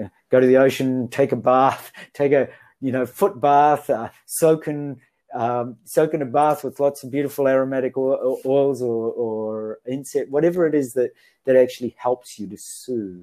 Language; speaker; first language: English; native; English